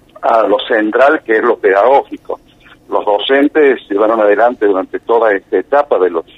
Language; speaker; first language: Spanish; native; Spanish